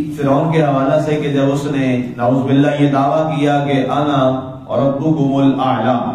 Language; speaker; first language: Urdu; native; Urdu